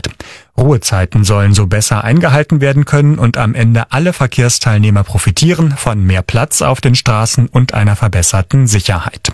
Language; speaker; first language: German; native; German